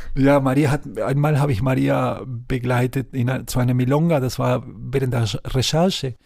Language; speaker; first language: German; non-native, fluent; Spanish